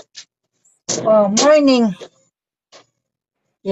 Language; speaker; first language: English; non-native, learner; Filipino